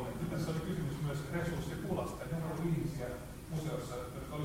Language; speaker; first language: Finnish; native; Finnish